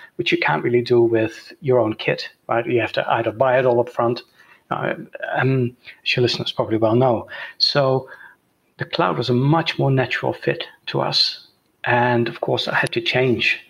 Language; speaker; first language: English; non-native, fluent; Dutch